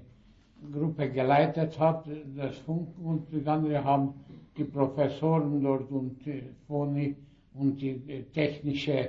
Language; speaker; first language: German; early bilingual, heritage; German